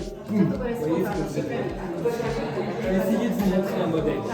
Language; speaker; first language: French; native; French